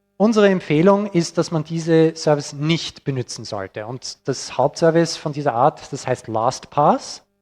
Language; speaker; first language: German; non-native, fluent; English